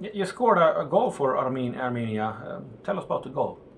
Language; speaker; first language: English; non-native, fluent; Swedish